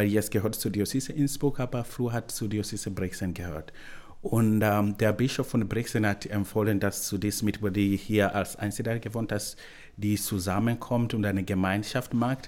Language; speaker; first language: German; non-native, learner; Swahili